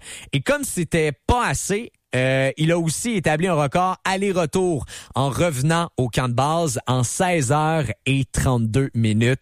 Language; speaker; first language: French; native; French